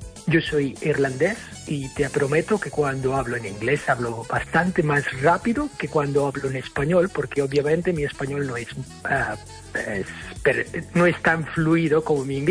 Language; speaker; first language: Spanish; non-native, fluent; English